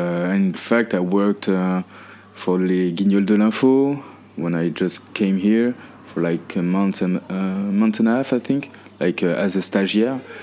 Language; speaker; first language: English; non-native, fluent; French